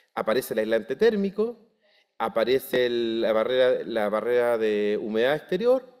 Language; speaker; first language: Spanish; native; Spanish